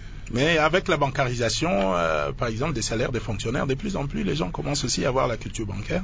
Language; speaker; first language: French; non-native, local second language; Lingala